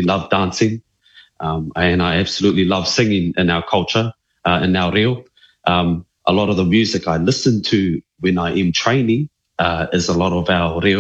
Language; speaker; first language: English; native; English